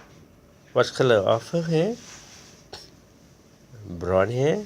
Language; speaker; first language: English; non-native, learner; Thai